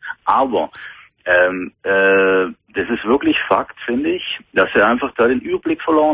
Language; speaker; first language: German; native; German